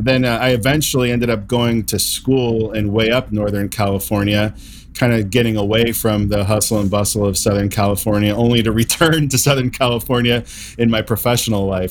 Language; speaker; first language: English; native; English